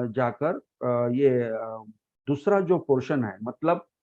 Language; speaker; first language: Hindi; non-native, local second language; Marathi